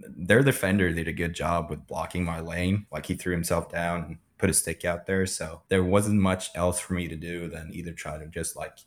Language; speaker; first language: English; non-native, fluent; Swedish